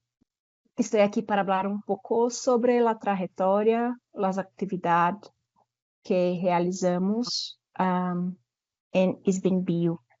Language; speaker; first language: Spanish; non-native, fluent; Portuguese